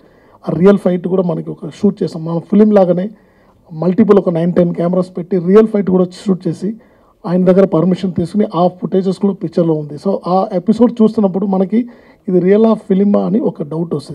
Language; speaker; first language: Telugu; non-native, fluent; Tamil